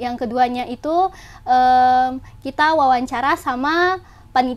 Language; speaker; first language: Indonesian; native; Indonesian